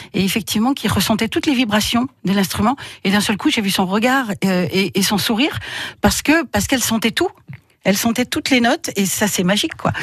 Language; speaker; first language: French; native; French